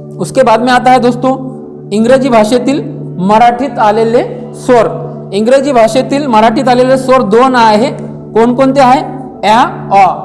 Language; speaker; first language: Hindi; non-native, local second language; Marathi